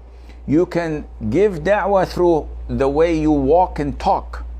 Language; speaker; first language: English; non-native, fluent; Arabic